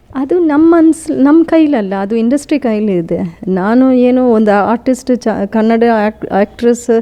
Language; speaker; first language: Kannada; non-native, fluent; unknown